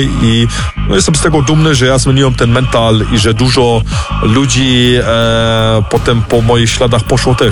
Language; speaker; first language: Polish; early bilingual, heritage; Polish